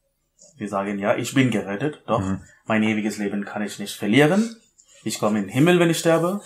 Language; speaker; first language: German; non-native, learner; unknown